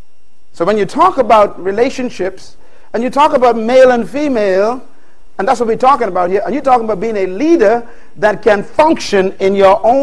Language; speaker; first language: English; native; English